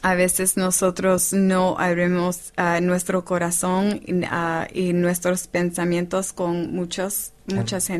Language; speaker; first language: Spanish; non-native, fluent; English